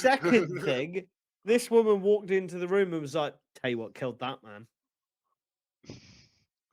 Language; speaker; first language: English; native; English